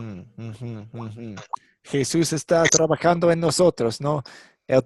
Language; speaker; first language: Spanish; non-native, fluent; English